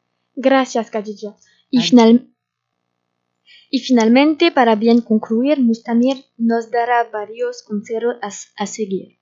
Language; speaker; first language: Spanish; non-native, learner; French